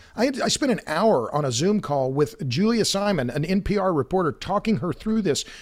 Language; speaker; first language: English; native; English